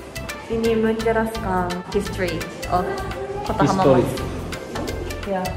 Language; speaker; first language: Indonesian; non-native, learner; Japanese